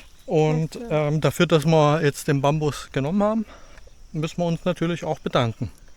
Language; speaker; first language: German; native; German